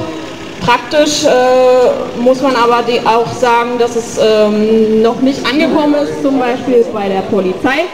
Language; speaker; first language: German; native; German